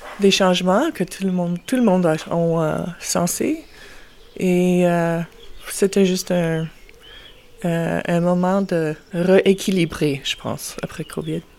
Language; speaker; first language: French; non-native, local second language; English